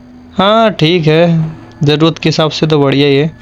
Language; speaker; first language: Hindi; native; Hindi